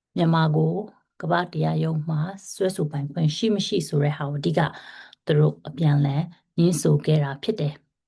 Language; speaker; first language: Burmese; non-native, local second language; Rohingya